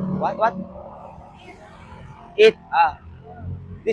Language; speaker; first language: English; non-native, learner; Korean